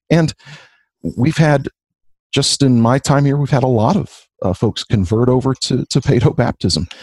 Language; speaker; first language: English; native; English